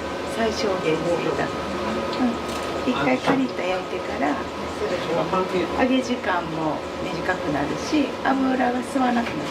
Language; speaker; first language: Japanese; native; Japanese